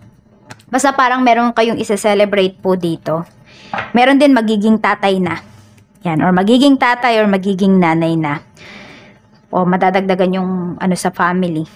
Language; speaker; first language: Filipino; native; Filipino